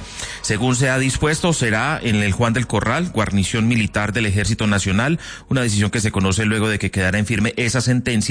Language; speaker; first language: Spanish; native; Spanish